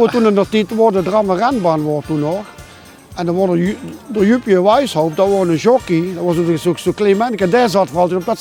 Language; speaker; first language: Dutch; native; Dutch